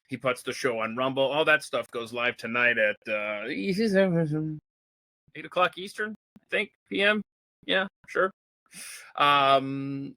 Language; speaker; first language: English; native; English